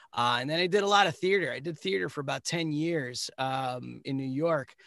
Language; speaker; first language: English; early bilingual, other home language; Spanish